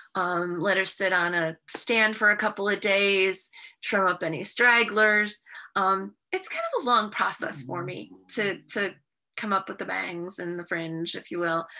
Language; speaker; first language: English; native; English